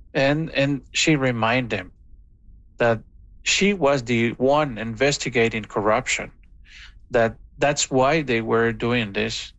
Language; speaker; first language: English; non-native, fluent; Spanish